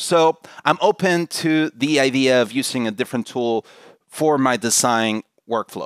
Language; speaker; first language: English; non-native, fluent; Spanish